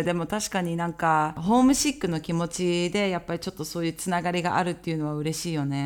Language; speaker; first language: Japanese; native; Japanese